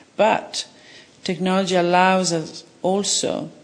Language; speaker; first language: English; non-native, fluent; Italian